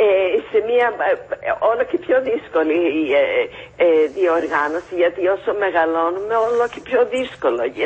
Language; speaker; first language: Greek; non-native, fluent; English